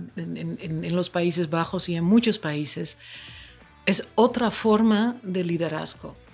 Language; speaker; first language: Spanish; non-native, fluent; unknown